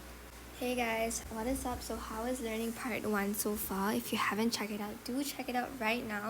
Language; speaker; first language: English; non-native, local second language; Malay